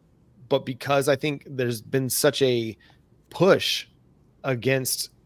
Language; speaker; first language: English; native; English